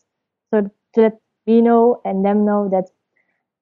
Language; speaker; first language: English; non-native, fluent; Dutch